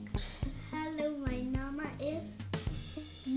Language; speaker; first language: German; non-native, learner; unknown